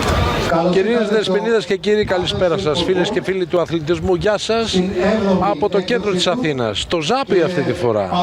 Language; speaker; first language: Greek; native; Greek